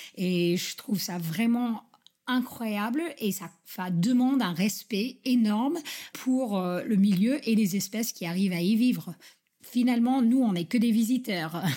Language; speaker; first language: French; non-native, fluent; English